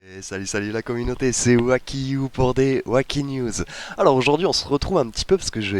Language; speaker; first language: French; native; French